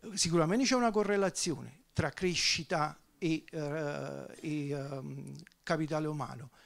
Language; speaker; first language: Italian; native; Italian